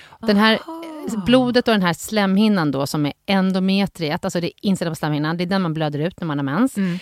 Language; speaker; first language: Swedish; native; Swedish